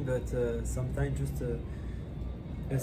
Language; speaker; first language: English; non-native, learner; French